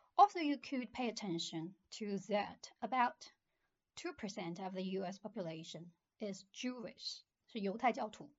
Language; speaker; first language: English; non-native, fluent; Chinese